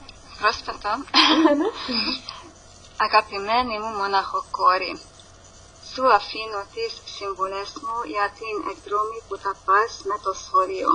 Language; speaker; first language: Greek; non-native, learner; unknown